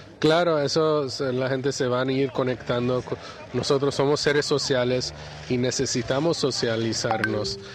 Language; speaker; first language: Spanish; non-native, fluent; English